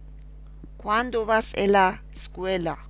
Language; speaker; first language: Spanish; non-native, fluent; Persian